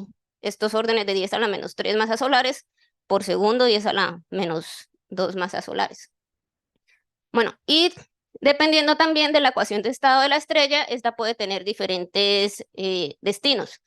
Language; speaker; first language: Spanish; native; Spanish